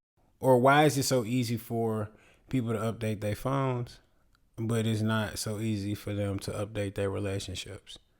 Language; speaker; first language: English; native; English